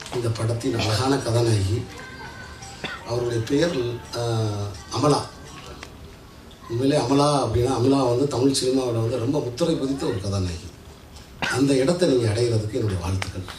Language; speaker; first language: Tamil; native; Tamil